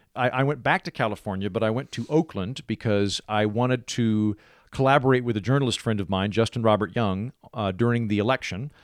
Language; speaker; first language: English; native; English